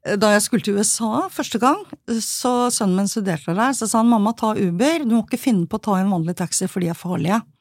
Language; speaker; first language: Norwegian; native; Norwegian